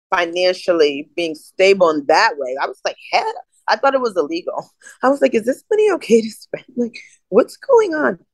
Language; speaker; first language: English; native; English